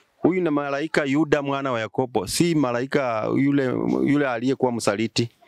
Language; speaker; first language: Swahili; non-native, local second language; Luyia